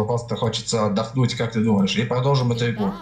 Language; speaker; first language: Russian; native; Russian